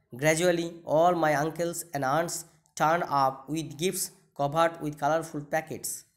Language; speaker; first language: English; non-native, local second language; Bangla